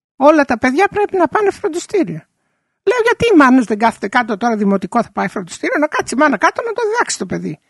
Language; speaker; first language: Greek; early bilingual, heritage; Greek